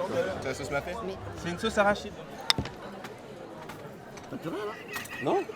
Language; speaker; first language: French; native; French